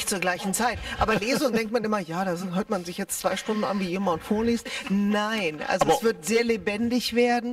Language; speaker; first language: German; native; German